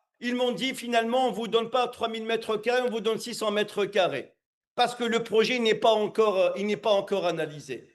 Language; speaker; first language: French; non-native, local second language; Arabic